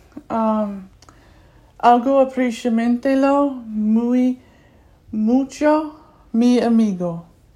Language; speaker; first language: Spanish; non-native, learner; English